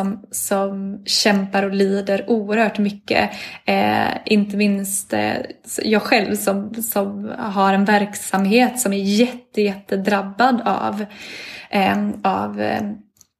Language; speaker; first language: Swedish; native; Swedish